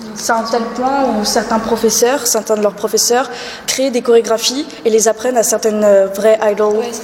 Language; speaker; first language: French; native; French